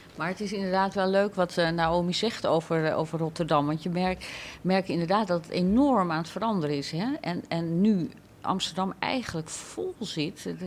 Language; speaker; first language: Dutch; native; Dutch